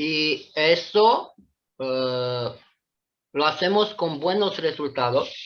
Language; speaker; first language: Spanish; non-native, fluent; Italian